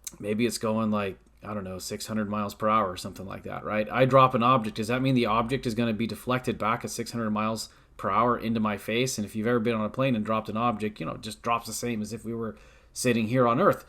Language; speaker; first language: English; native; English